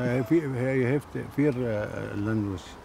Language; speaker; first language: Dutch; non-native, learner; Arabic